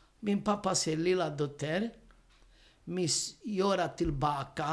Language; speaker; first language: Swedish; non-native, learner; Romany